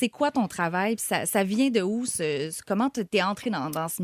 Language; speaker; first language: French; native; French